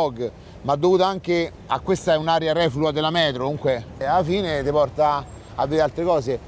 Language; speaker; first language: Italian; native; Italian